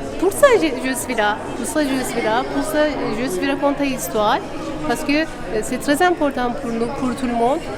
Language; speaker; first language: French; non-native, learner; Turkish